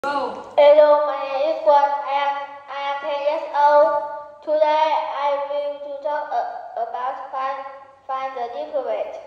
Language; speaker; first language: English; non-native, learner; Vietnamese